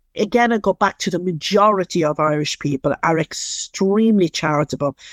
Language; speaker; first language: English; native; English